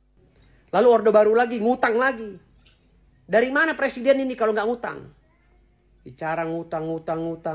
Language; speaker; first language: Indonesian; native; Indonesian